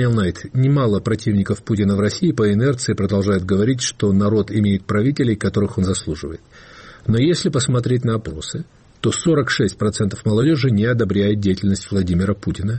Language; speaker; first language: Russian; native; Russian